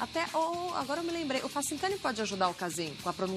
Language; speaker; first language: Portuguese; native; Portuguese